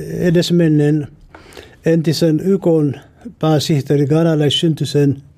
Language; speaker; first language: Finnish; non-native, fluent; Amharic